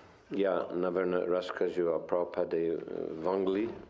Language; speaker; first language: Russian; non-native, fluent; English